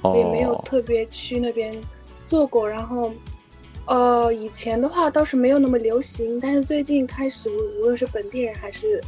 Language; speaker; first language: Chinese; non-native, fluent; Turkish